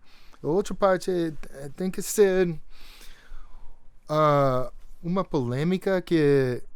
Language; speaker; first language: Portuguese; non-native, fluent; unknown